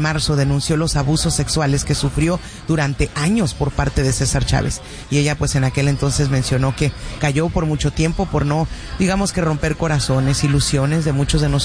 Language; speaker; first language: Spanish; early bilingual, heritage; Spanish